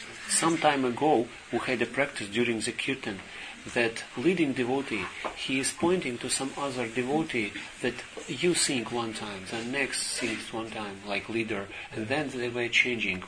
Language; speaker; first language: English; non-native, fluent; Russian